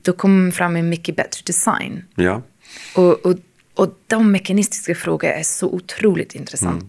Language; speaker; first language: Swedish; non-native, fluent; English